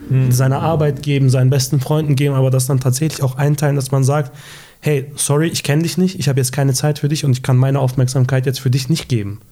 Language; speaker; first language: German; early bilingual, other home language; Turkish